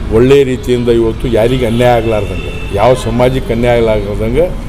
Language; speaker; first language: Kannada; non-native, local second language; Lambadi